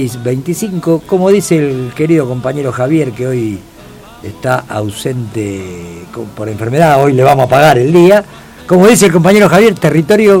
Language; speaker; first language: Spanish; native; Spanish